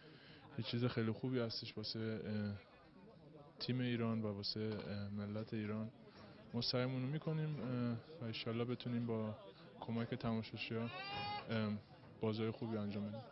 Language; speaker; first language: Persian; early bilingual, heritage; Persian